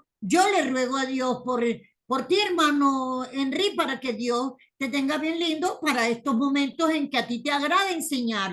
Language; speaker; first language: Spanish; native; Spanish